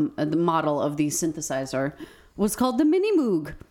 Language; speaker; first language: English; native; English